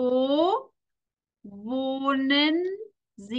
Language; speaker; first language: German; non-native, fluent; Spanish